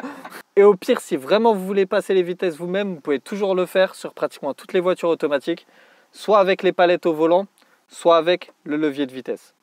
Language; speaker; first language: French; native; French